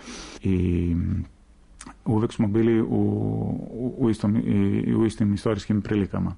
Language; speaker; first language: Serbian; non-native, fluent; Greek